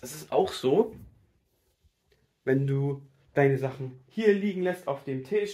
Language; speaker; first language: German; native; German